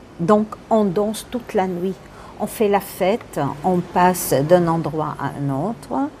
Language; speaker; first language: French; non-native, local second language; Arabic